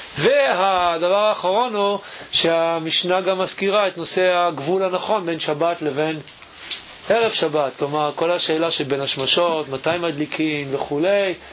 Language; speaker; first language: Hebrew; native; Hebrew